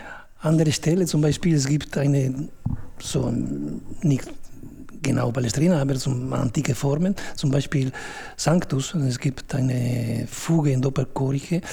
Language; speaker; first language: German; non-native, fluent; Italian